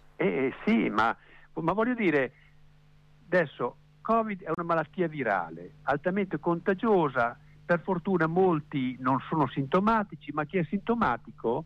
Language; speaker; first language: Italian; native; Italian